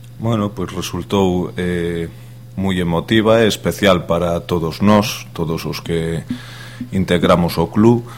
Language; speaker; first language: Galician; non-native, local second language; Spanish